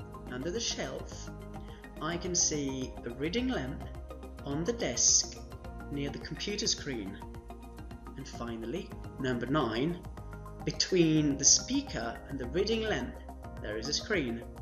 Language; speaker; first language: English; non-native, fluent; French